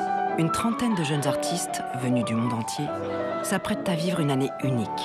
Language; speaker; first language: French; native; French